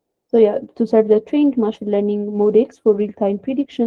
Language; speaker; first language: English; non-native, fluent; Amharic